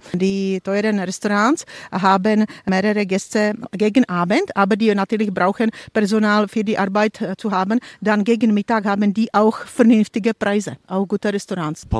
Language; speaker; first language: German; non-native, fluent; Czech